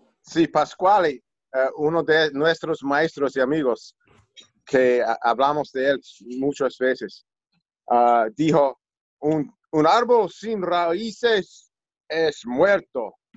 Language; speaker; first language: Spanish; non-native, learner; English